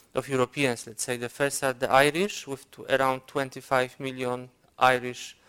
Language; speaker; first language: English; non-native, fluent; Polish